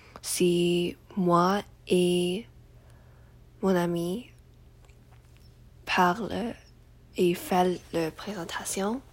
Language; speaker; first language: French; non-native, learner; English